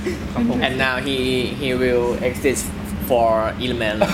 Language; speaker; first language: English; non-native, learner; Thai